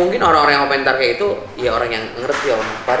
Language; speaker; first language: Indonesian; native; Indonesian